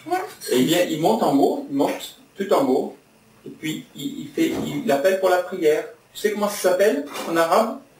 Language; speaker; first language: French; native; French